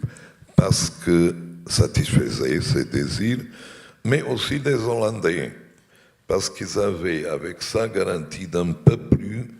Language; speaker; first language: French; non-native, fluent; Portuguese